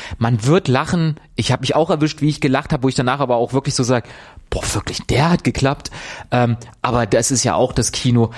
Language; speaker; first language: German; native; German